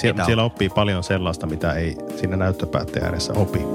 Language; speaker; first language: Finnish; native; Finnish